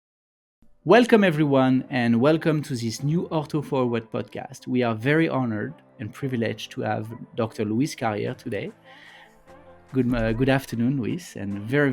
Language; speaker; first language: English; non-native, fluent; French